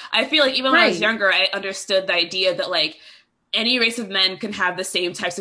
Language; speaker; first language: English; native; English